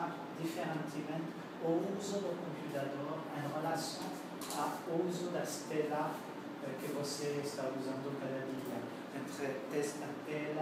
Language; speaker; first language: Portuguese; non-native, learner; French